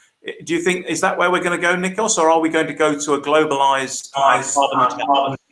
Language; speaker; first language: English; native; English